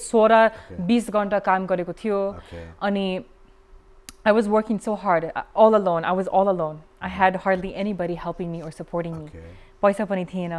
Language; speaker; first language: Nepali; early bilingual, heritage; English